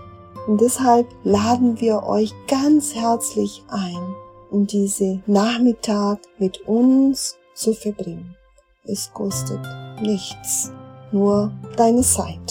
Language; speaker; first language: German; non-native, fluent; Portuguese